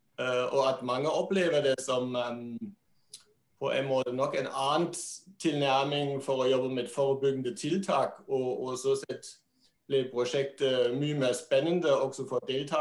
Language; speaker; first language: Norwegian; non-native, fluent; German